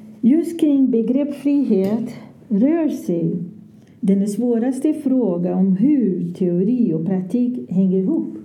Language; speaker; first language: Swedish; non-native, fluent; Portuguese